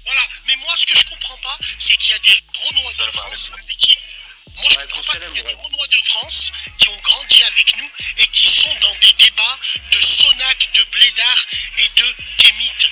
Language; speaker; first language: French; early bilingual, other home language; Arabic